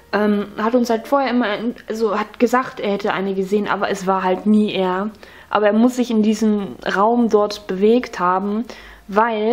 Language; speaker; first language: German; native; German